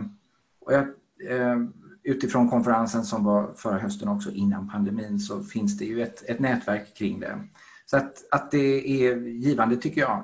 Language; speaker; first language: Swedish; native; Swedish